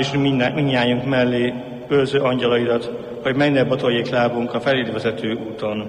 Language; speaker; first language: Hungarian; native; Hungarian